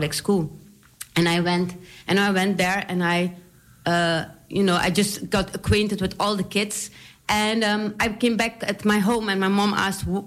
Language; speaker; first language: English; non-native, fluent; Dutch